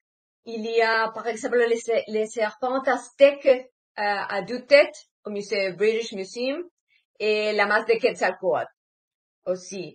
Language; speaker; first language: French; non-native, fluent; Spanish